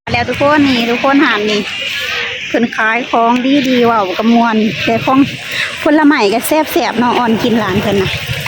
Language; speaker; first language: Thai; native; Thai